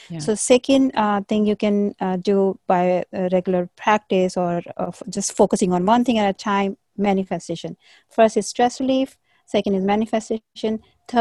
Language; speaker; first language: English; non-native, local second language; Hindi